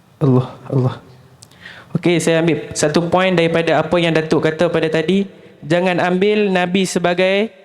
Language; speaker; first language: Malay; native; Malay